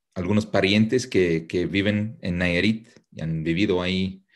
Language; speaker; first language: Spanish; non-native, fluent; English